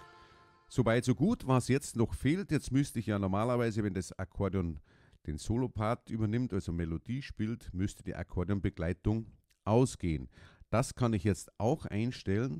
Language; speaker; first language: German; native; German